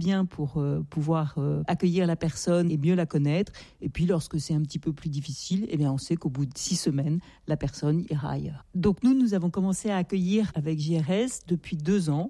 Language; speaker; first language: French; native; French